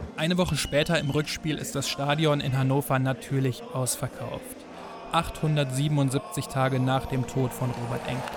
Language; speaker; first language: German; native; German